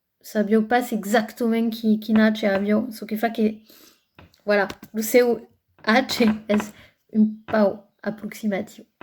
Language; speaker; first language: Occitan; non-native, local second language; French